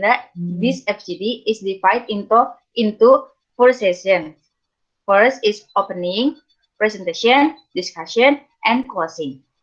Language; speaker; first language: English; non-native, learner; Indonesian